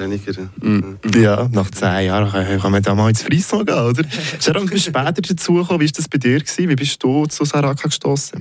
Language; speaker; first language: German; native; German